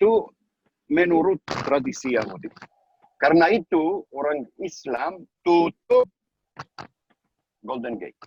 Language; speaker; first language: Indonesian; non-native, learner; Hebrew